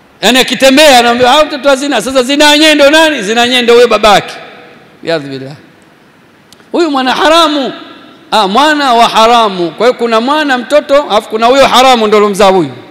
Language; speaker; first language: Swahili; native; Swahili